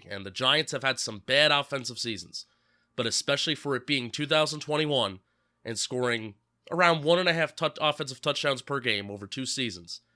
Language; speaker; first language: English; native; English